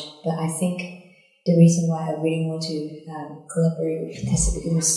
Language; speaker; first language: English; non-native, local second language; Cantonese